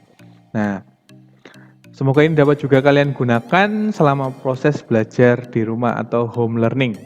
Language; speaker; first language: Indonesian; native; Indonesian